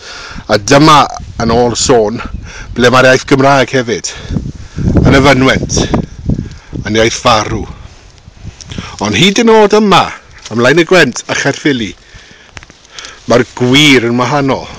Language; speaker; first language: Welsh; non-native, local second language; English